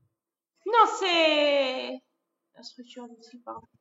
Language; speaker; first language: French; non-native, local second language; Arabic